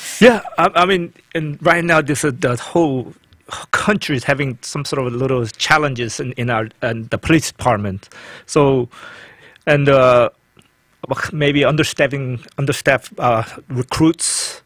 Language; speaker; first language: English; non-native, fluent; Korean